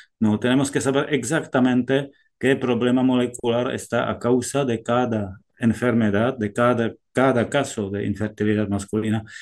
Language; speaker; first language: Spanish; non-native, fluent; Czech